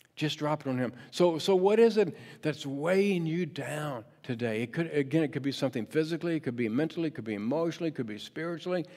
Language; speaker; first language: English; native; English